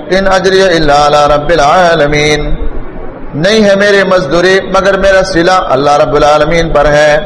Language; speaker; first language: Urdu; non-native, local second language; Pashto